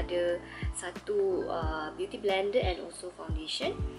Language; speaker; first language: English; non-native, local second language; Malay